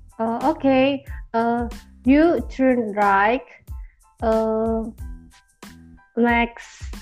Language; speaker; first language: English; non-native, learner; Indonesian